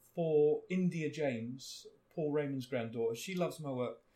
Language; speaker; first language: English; native; English